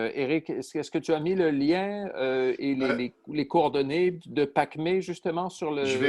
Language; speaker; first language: French; native; French